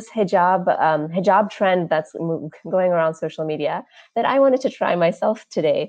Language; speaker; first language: English; native; English